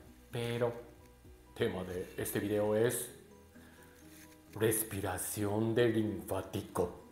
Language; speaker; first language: Spanish; non-native, learner; Japanese